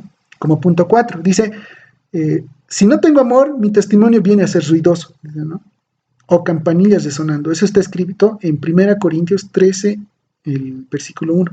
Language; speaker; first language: Spanish; native; Spanish